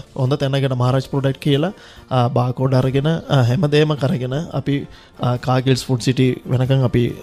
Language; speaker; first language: Sinhala; non-native, local second language; Tamil